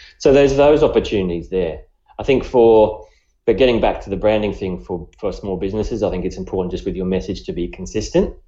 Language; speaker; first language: English; native; English